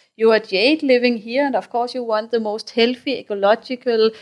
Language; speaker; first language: English; non-native, fluent; Danish